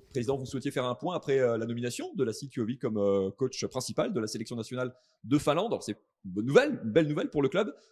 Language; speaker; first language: French; native; French